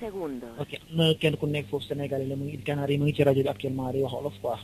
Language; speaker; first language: Spanish; non-native, learner; Wolof